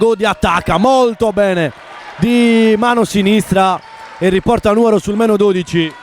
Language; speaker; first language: Italian; native; Italian